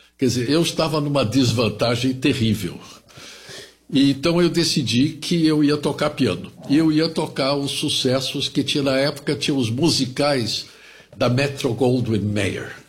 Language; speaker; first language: Portuguese; early bilingual, other home language; German